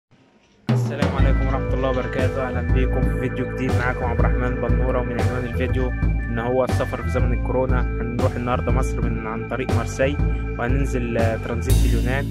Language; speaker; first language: Arabic; native; Arabic